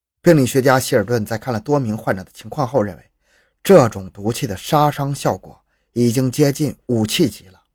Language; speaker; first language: Chinese; native; Chinese